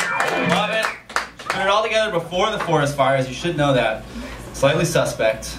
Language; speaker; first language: English; native; English